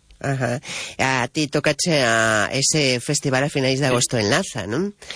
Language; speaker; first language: Galician; non-native, local second language; Spanish